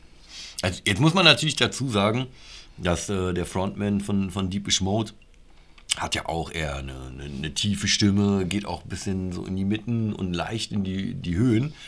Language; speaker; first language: German; native; German